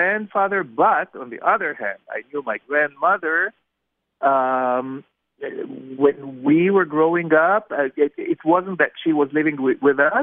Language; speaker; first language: English; non-native, fluent; Hebrew